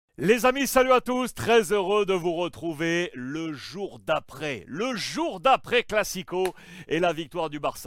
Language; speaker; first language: French; native; French